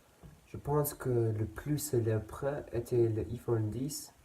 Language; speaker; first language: French; non-native, learner; English